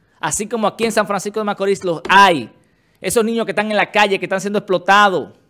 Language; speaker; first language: Spanish; native; Spanish